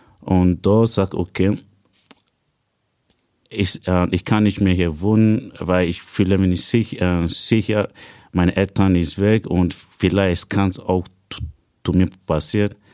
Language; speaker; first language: German; non-native, learner; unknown